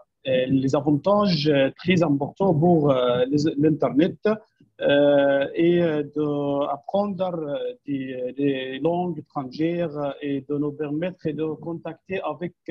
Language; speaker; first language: French; non-native, fluent; Arabic